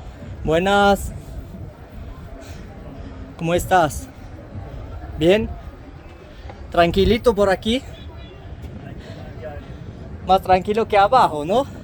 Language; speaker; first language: Spanish; non-native, learner; French